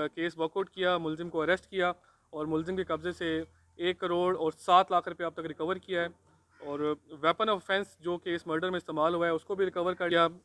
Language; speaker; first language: Urdu; non-native, local second language; Pashto